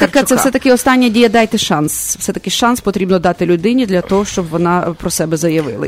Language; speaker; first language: Ukrainian; native; Ukrainian